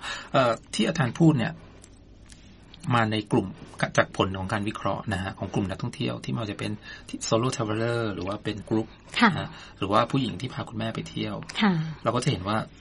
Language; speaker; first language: Thai; native; Thai